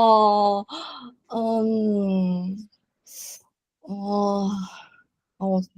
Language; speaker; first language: Korean; non-native, learner; Chinese